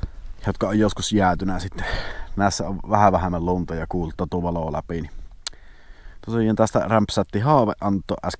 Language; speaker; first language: Finnish; native; Finnish